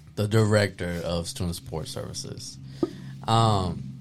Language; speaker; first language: English; early bilingual, other home language; Spanish